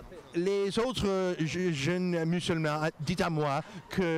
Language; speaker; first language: French; non-native, learner; English